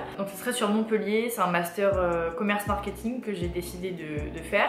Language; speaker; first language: French; native; French